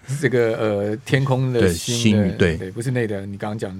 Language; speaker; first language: Chinese; native; Chinese